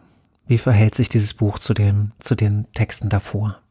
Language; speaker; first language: German; native; German